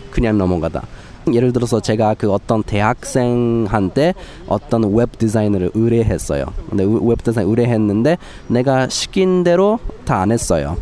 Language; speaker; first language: Korean; non-native, fluent; English